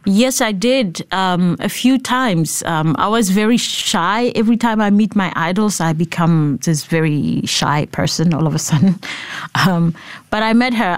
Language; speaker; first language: English; non-native, local second language; Southern Sotho